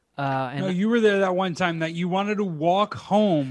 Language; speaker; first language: English; native; English